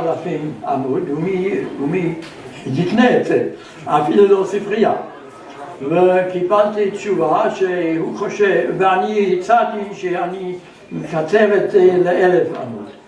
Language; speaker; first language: Hebrew; non-native, fluent; German